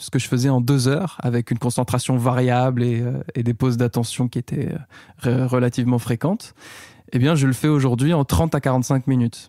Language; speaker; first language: French; native; French